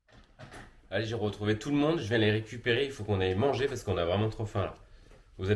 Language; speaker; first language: French; native; French